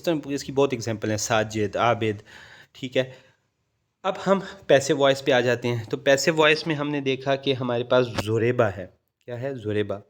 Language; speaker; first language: Urdu; native; Urdu